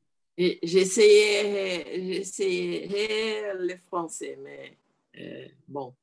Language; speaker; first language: French; non-native, learner; Portuguese